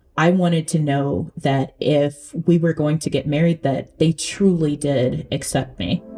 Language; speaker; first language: English; early bilingual, other home language; Akan